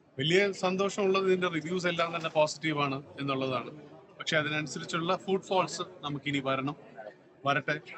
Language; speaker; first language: Malayalam; native; Malayalam